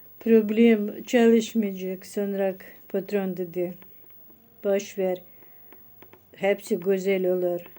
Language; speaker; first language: Turkish; non-native, learner; Russian